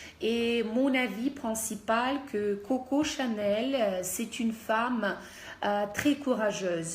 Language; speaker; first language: French; non-native, fluent; Russian